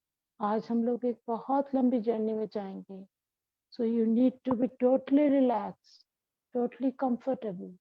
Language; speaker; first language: Hindi; non-native, local second language; Bangla